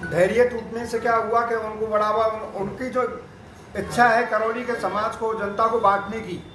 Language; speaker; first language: Hindi; native; Hindi